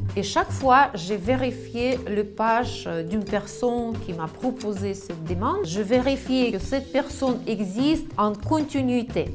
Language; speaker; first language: French; non-native, fluent; Russian